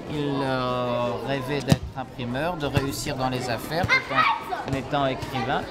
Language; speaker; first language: French; native; French